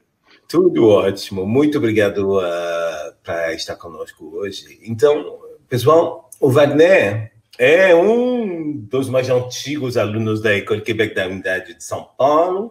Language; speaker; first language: Portuguese; non-native, fluent; French